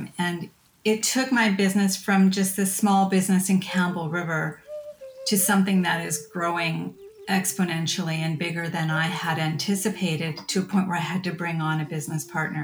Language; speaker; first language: English; native; English